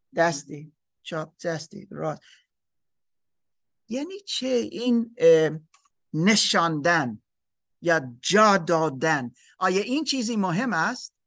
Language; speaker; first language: Persian; non-native, learner; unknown